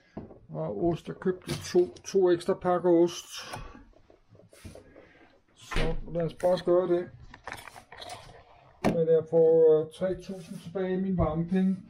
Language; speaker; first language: Danish; native; Danish